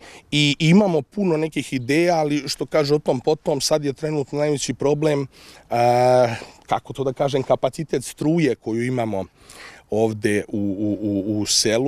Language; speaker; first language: Serbian; native; Serbian